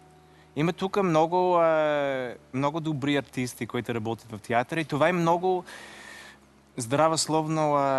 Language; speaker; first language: Bulgarian; non-native, learner; English